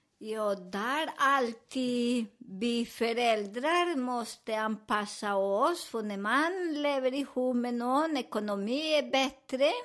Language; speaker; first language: Swedish; non-native, fluent; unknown